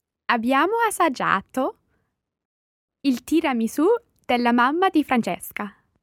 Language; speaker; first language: Italian; non-native, learner; English